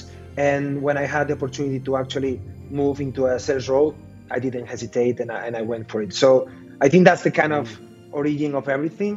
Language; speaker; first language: English; non-native, fluent; Spanish